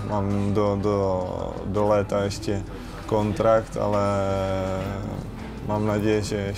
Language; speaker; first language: Polish; non-native, learner; Czech